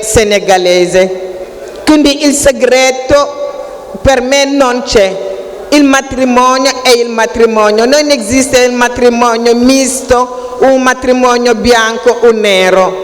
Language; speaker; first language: Italian; non-native, fluent; Wolof